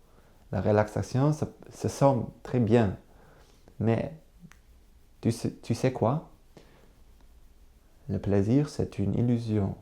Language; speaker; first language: French; non-native, learner; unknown